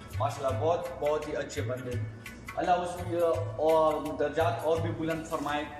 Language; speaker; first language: Urdu; non-native, local second language; Pashto